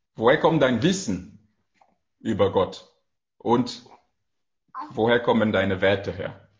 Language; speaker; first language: German; non-native, fluent; French